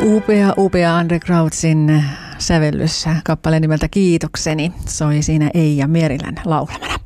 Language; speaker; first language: Finnish; native; Finnish